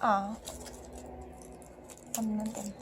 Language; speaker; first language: Turkish; non-native, learner; Russian